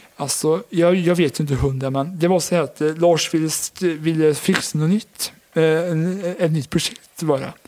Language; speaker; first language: Swedish; native; Swedish